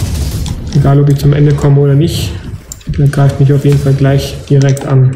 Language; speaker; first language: German; native; German